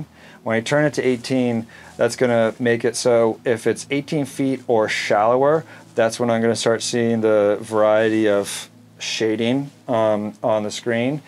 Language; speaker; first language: English; native; English